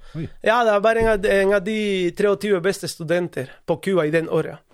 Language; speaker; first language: Norwegian; non-native, fluent; Spanish